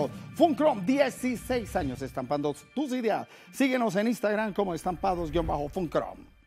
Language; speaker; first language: Spanish; native; Spanish